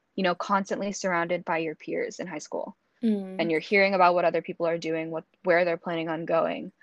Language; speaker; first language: English; native; English